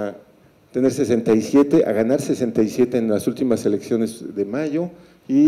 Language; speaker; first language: Spanish; native; Spanish